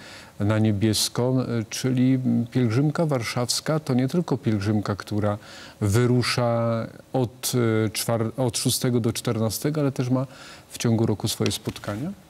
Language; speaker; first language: Polish; native; Polish